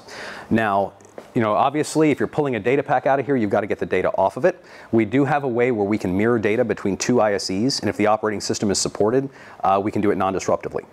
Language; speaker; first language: English; native; English